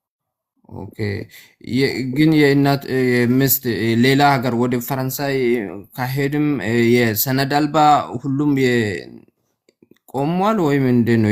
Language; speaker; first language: Amharic; non-native, local second language; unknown